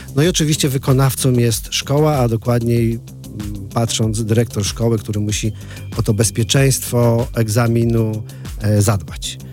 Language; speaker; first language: Polish; native; Polish